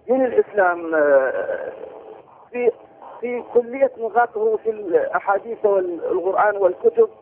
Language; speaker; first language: Arabic; non-native, learner; Persian